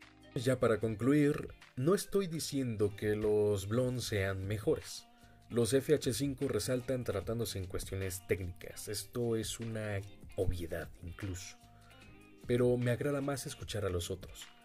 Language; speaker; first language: Spanish; native; Spanish